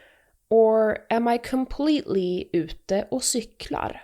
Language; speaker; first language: Swedish; native; Swedish